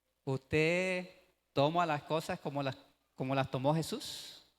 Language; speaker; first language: Spanish; native; Spanish